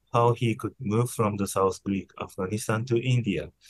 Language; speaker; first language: English; non-native, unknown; Japanese